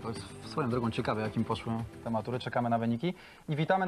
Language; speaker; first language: Polish; native; Polish